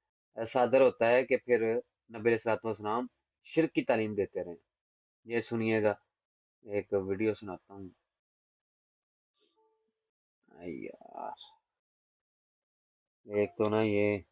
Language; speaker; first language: Hindi; non-native, local second language; Punjabi